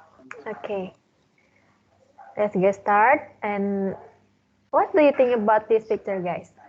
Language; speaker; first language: English; non-native, learner; Indonesian